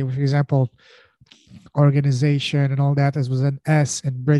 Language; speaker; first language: English; non-native, fluent; French